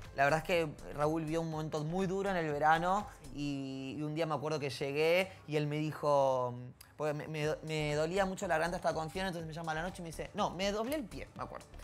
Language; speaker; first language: Spanish; native; Spanish